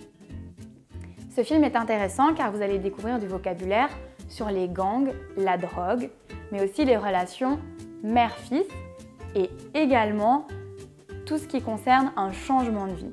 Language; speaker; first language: French; native; French